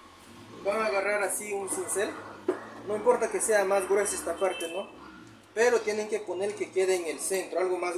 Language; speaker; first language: Spanish; native; Spanish